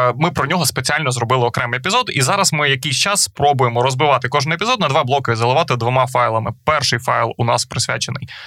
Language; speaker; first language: Ukrainian; native; Ukrainian